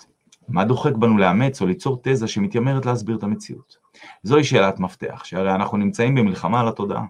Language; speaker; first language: Hebrew; native; Hebrew